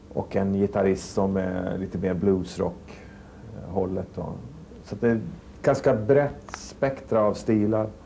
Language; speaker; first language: Swedish; native; Swedish